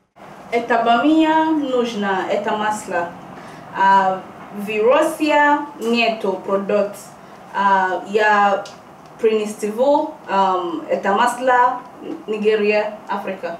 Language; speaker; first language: Russian; non-native, learner; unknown